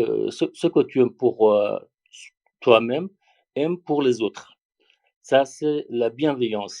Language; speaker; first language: French; non-native, learner; Persian